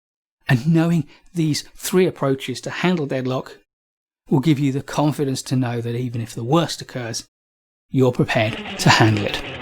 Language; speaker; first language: English; native; English